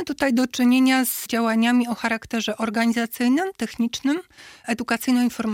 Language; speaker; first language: Polish; native; Polish